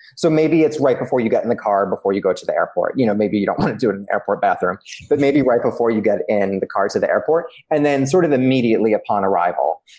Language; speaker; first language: English; early bilingual, other home language; Italian